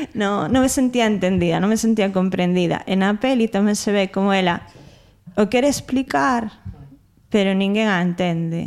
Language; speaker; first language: Galician; non-native, local second language; Spanish